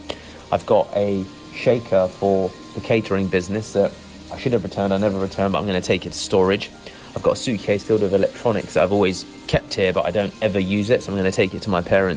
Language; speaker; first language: English; native; English